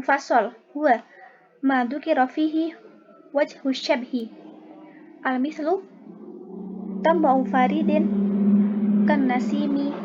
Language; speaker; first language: Arabic; non-native, learner; Indonesian